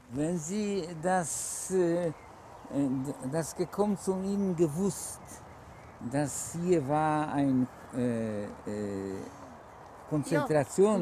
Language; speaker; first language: German; non-native, learner; Polish